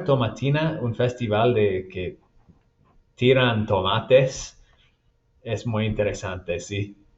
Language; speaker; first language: Spanish; non-native, fluent; English